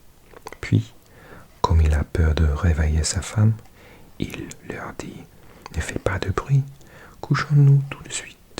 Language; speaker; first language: French; non-native, learner; English